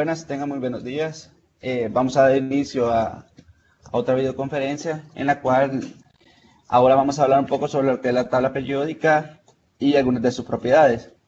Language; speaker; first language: Spanish; native; Spanish